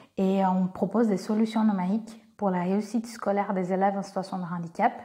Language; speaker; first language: French; non-native, fluent; Portuguese